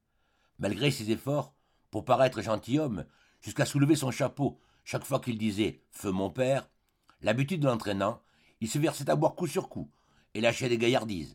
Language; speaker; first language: French; native; French